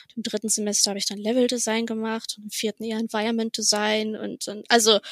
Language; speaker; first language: German; native; German